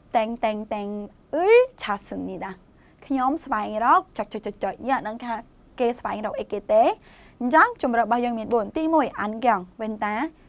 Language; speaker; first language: Khmer; native; Khmer